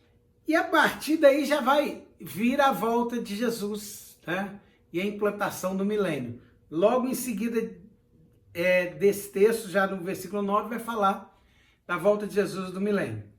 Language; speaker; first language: Portuguese; native; Portuguese